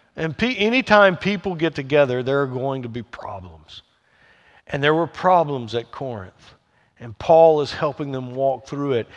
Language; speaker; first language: English; native; English